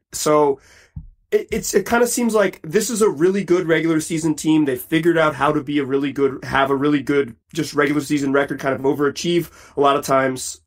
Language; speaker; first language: English; native; English